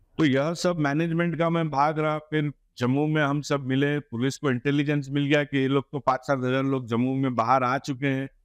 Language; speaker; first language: Hindi; non-native, local second language; Gujarati